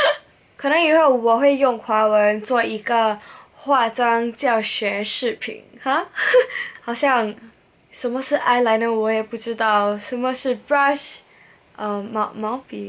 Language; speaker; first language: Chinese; non-native, local second language; English